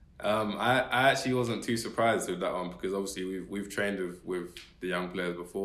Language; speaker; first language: English; native; English